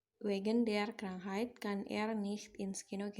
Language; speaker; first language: German; non-native, fluent; Indonesian